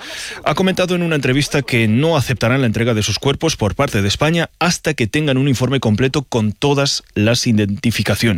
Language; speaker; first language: Spanish; native; Spanish